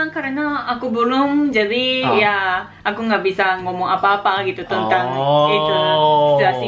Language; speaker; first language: Indonesian; non-native, learner; Japanese